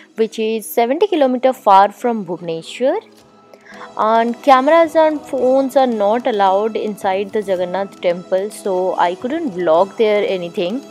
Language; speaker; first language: English; non-native, local second language; Odia